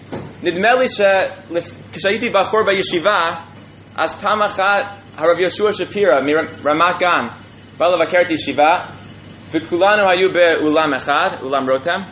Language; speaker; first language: Hebrew; non-native, fluent; English